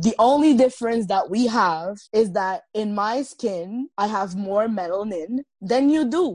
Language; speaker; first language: English; non-native, fluent; French